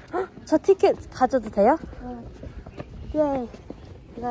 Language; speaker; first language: Korean; early bilingual, heritage; Korean